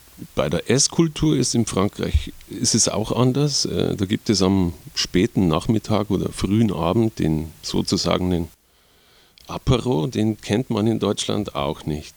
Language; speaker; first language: German; native; German